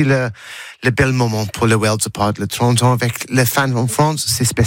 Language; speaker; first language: French; non-native, learner; English